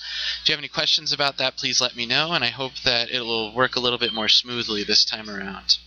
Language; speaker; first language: English; native; English